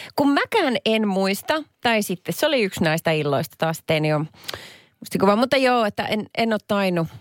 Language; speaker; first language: Finnish; native; Finnish